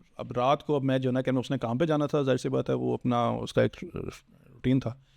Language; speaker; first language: Urdu; native; Urdu